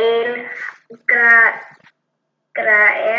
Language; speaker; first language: Spanish; non-native, learner; English